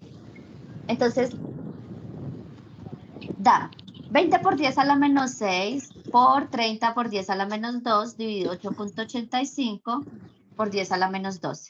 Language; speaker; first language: Spanish; native; Spanish